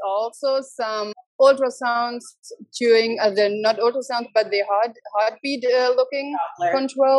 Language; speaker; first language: English; non-native, learner; German